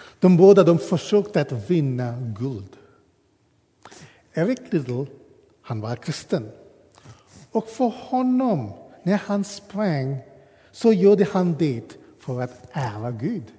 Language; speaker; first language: Swedish; non-native, fluent; English